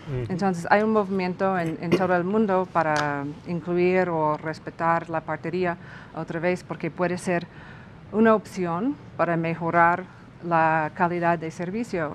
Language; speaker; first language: Spanish; non-native, fluent; English